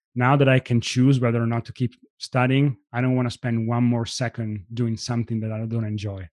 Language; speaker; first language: English; non-native, fluent; Italian